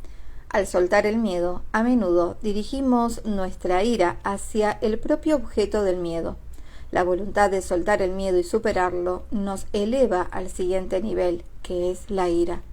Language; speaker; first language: Spanish; native; Spanish